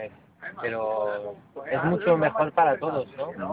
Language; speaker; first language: Spanish; non-native, fluent; French